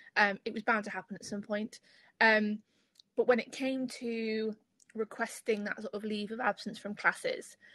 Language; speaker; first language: English; native; English